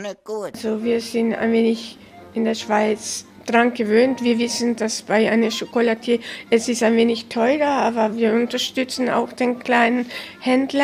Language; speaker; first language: German; early bilingual, heritage; German